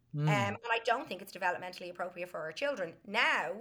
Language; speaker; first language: English; native; English